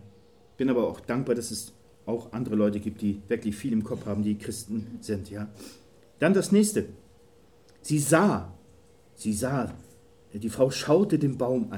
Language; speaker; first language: German; native; German